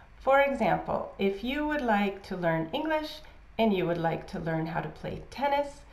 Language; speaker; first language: English; native; English